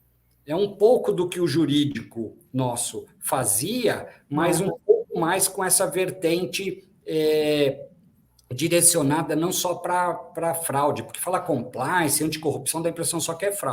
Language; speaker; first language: Portuguese; native; Portuguese